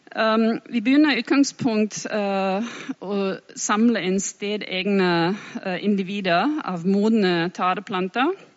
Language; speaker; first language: Norwegian; non-native, fluent; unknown